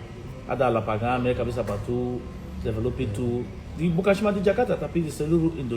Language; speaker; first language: Indonesian; non-native, fluent; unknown